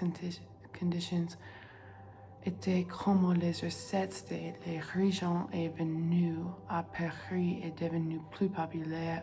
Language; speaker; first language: French; non-native, learner; English